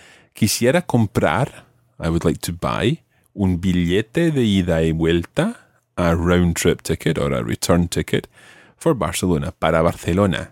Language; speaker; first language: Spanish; non-native, fluent; English